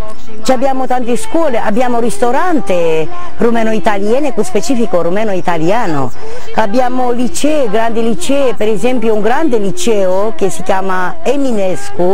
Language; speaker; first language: Italian; non-native, learner; Romanian